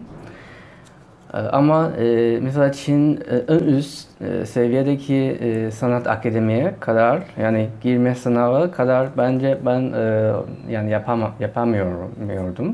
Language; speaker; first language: Turkish; non-native, fluent; Chinese